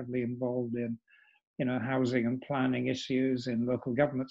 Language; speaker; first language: English; native; English